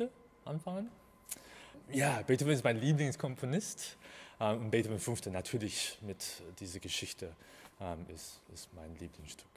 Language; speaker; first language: German; non-native, learner; Chinese